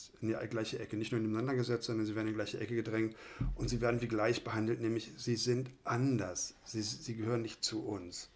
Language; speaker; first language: German; native; German